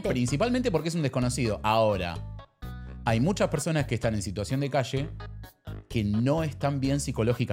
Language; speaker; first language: Spanish; native; Spanish